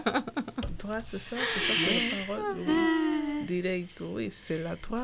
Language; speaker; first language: French; non-native, learner; Portuguese